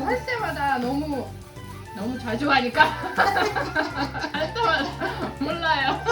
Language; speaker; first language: Korean; non-native, learner; Russian